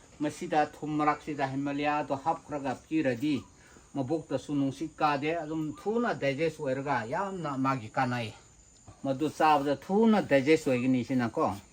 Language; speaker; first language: Manipuri; non-native, local second language; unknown